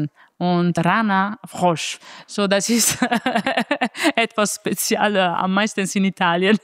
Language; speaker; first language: German; non-native, fluent; Italian